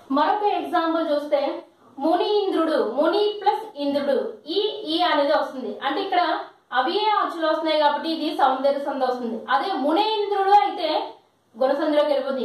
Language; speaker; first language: Telugu; non-native, local second language; Lambadi